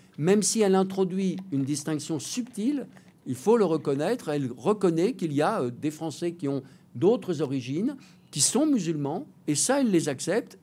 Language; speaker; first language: French; native; French